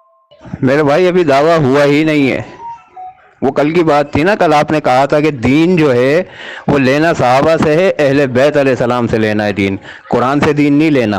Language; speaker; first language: Urdu; native; Urdu